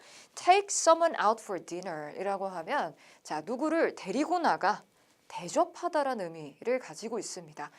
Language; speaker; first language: Korean; native; Korean